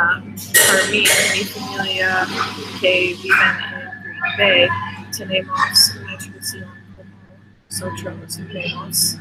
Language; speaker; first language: Spanish; non-native, learner; English